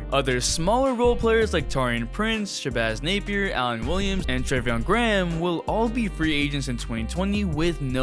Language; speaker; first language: English; native; English